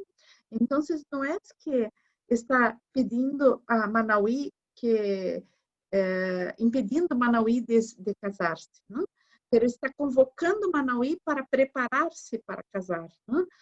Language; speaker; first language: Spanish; non-native, learner; Portuguese